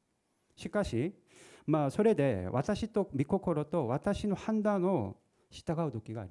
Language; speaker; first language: Japanese; non-native, fluent; Korean